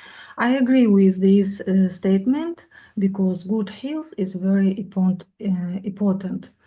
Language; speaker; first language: English; non-native, learner; Russian